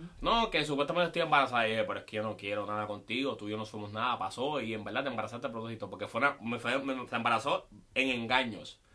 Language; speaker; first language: Spanish; early bilingual, heritage; Spanish